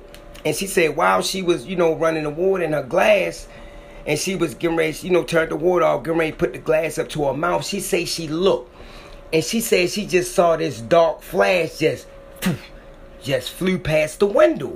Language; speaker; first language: English; native; English